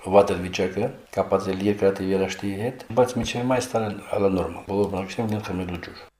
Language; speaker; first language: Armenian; native; Armenian